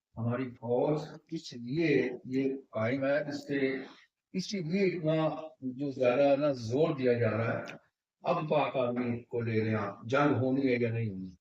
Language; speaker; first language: Urdu; non-native, local second language; Punjabi